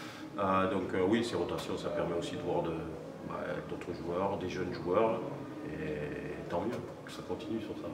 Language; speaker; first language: French; native; French